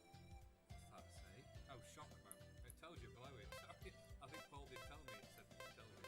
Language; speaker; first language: English; native; English